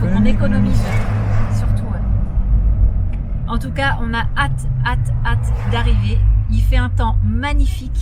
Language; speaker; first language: French; native; French